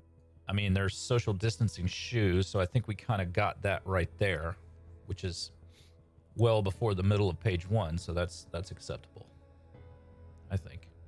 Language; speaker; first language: English; native; English